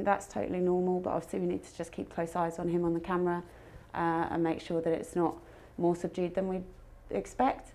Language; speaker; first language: English; native; English